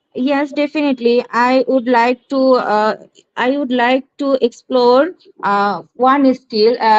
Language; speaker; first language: English; non-native, learner; Bangla